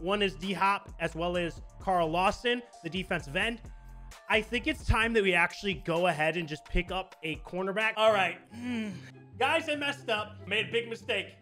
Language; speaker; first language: English; native; English